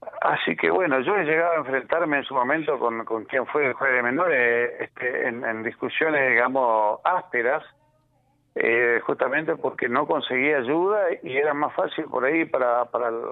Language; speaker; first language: Spanish; native; Spanish